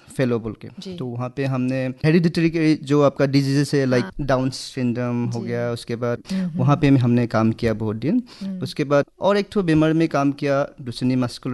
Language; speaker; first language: Hindi; non-native, local second language; Assamese